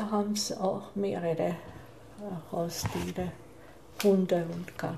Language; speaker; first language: German; non-native, fluent; Hungarian